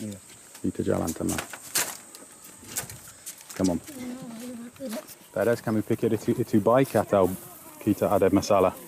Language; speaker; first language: Indonesian; non-native, learner; English